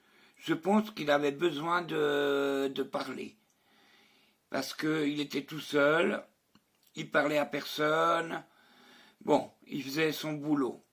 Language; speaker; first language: French; non-native, fluent; Spanish